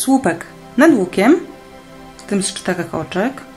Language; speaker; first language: Polish; native; Polish